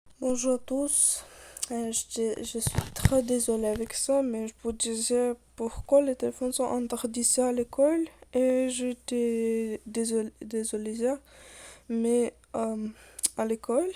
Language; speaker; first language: French; non-native, learner; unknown